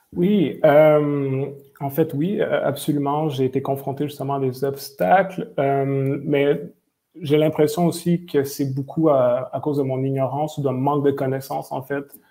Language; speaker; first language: French; native; French